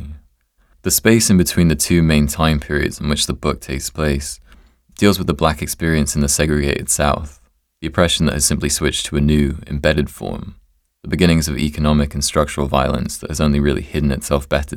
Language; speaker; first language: English; native; English